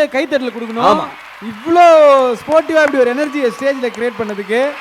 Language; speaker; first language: Tamil; native; Tamil